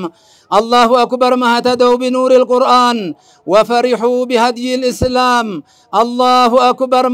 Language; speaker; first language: Arabic; non-native, fluent; Oromo